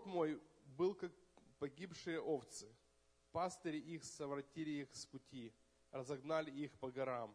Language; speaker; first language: Russian; native; Russian